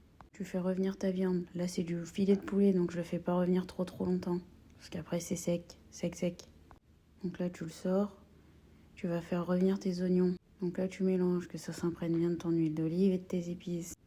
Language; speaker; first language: French; native; French